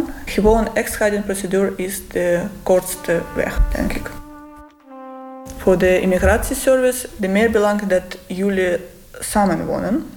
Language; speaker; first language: Dutch; non-native, learner; Russian